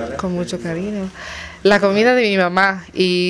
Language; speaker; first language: Spanish; non-native, learner; Tamil